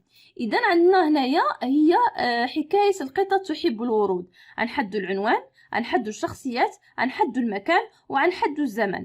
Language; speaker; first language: Arabic; native; Arabic